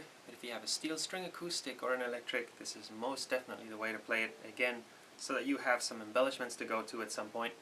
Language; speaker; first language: English; native; English